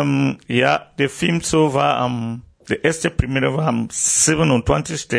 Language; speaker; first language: German; non-native, learner; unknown